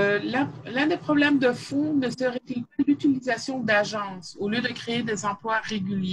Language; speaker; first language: French; native; French